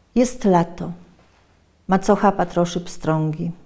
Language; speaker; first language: Polish; native; Polish